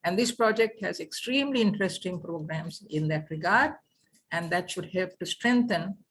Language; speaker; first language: English; non-native, local second language; Sinhala